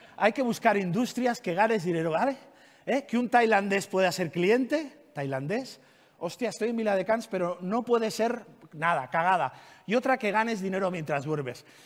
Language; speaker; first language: Spanish; non-native, local second language; Catalan